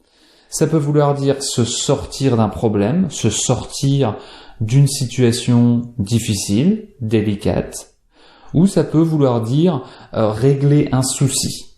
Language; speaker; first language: French; native; French